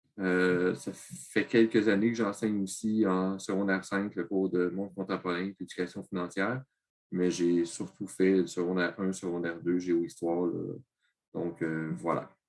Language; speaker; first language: French; native; French